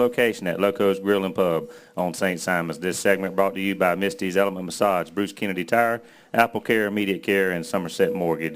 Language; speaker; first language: English; native; English